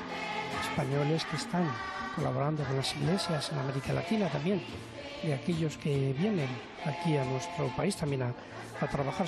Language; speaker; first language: Spanish; native; Spanish